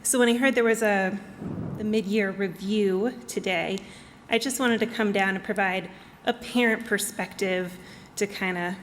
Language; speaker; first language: English; native; English